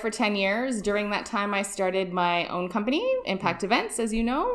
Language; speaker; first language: English; native; English